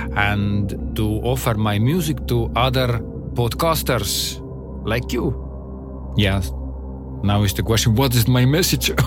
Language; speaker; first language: English; non-native, learner; Estonian